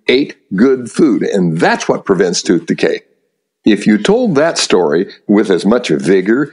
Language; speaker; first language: English; native; English